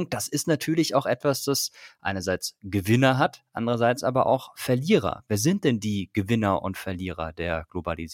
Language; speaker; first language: German; native; German